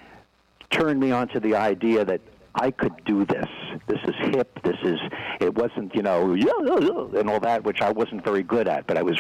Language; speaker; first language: English; native; English